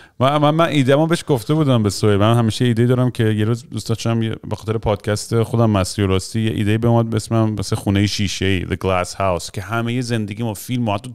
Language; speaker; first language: Persian; early bilingual, heritage; Persian